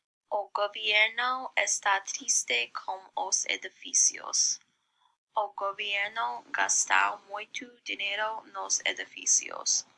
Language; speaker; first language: Portuguese; non-native, learner; English